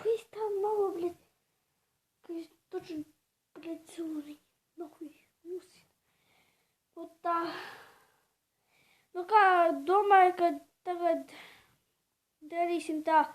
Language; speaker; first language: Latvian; non-native, local second language; Russian